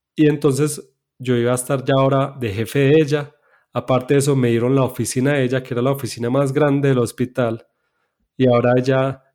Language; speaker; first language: Spanish; native; Spanish